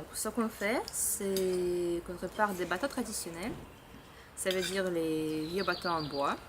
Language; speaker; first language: French; non-native, fluent; Russian